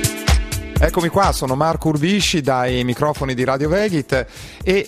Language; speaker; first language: Italian; native; Italian